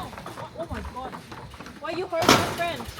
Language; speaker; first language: English; non-native, learner; Thai